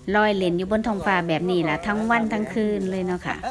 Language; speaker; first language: Thai; native; Thai